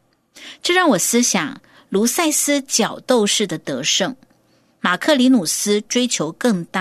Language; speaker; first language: Chinese; native; Chinese